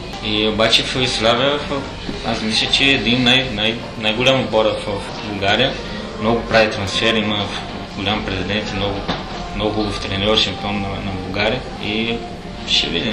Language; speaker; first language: Bulgarian; non-native, learner; Portuguese